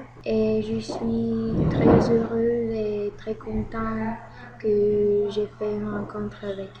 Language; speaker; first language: French; non-native, learner; Bulgarian